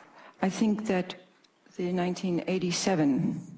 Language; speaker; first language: English; native; English